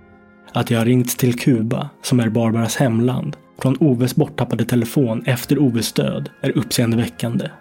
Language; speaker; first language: Swedish; native; Swedish